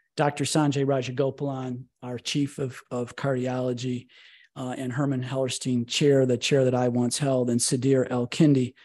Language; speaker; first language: English; native; English